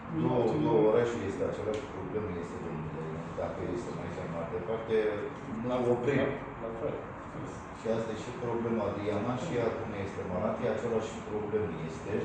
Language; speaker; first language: Romanian; non-native, learner; Turkish